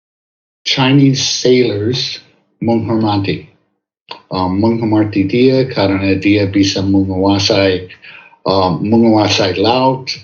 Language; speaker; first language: Indonesian; non-native, fluent; English